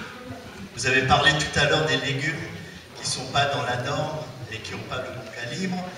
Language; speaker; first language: French; native; French